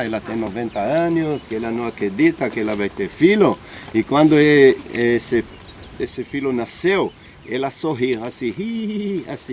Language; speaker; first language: Portuguese; non-native, learner; Hebrew